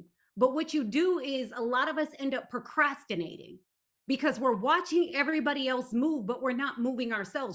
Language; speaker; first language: English; native; English